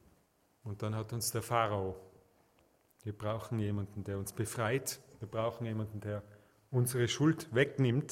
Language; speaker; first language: German; native; German